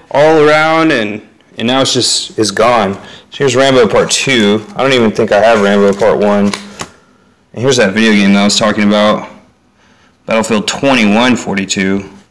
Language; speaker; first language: English; native; English